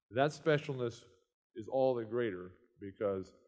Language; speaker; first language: English; native; English